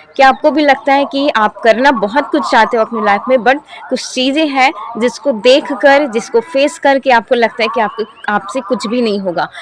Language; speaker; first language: Hindi; native; Hindi